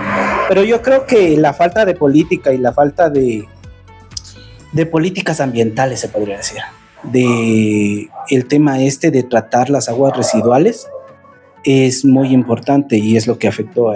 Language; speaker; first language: Spanish; native; Spanish